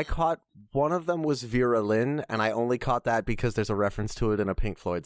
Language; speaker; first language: English; native; English